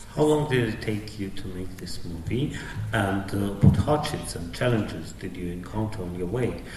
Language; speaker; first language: English; non-native, fluent; Russian